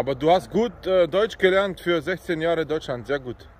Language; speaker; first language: German; early bilingual, other home language; Bosnian